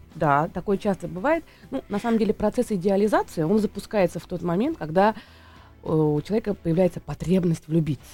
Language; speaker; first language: Russian; native; Russian